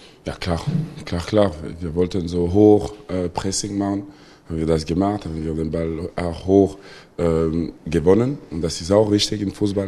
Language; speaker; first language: German; non-native, local second language; French